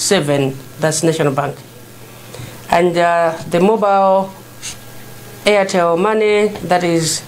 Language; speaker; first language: English; non-native, local second language; Nyanja